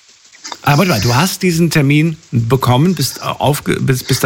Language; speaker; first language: German; native; German